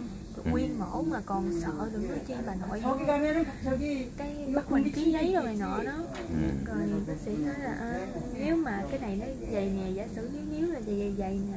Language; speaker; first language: Vietnamese; native; Vietnamese